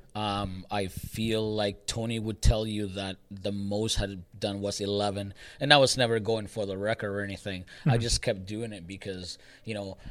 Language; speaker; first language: English; early bilingual, other home language; Spanish